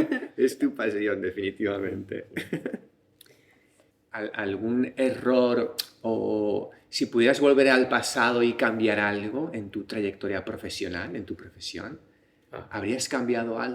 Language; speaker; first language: Spanish; native; Spanish